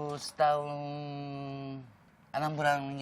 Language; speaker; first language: Indonesian; non-native, fluent; Japanese